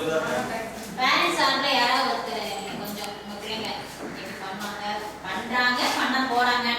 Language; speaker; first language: Tamil; native; Tamil